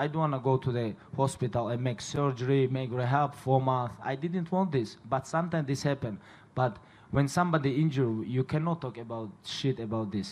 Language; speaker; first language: English; non-native, fluent; Russian